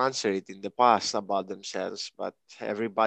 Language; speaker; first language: English; non-native, fluent; Greek